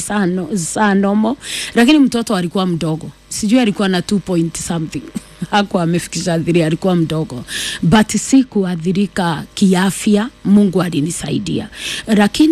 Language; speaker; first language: Swahili; non-native, local second language; Kikuyu